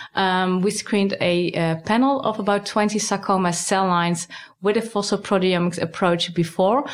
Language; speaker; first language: English; non-native, fluent; Dutch